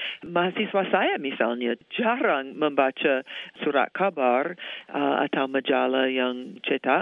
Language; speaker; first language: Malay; non-native, fluent; English